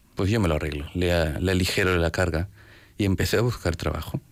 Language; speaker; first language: Spanish; native; Spanish